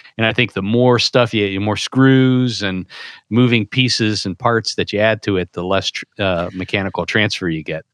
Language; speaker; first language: English; native; English